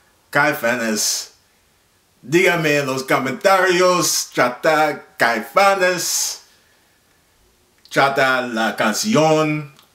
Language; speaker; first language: Spanish; non-native, learner; English